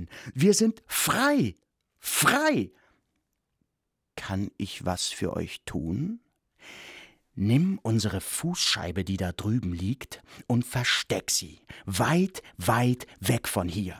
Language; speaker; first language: German; native; German